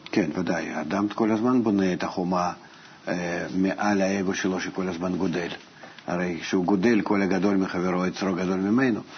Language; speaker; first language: Hebrew; non-native, fluent; Russian